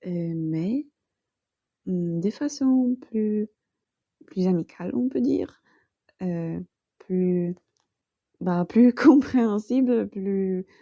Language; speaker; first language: French; non-native, fluent; Polish